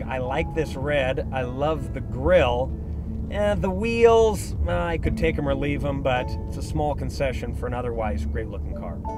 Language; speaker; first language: English; native; English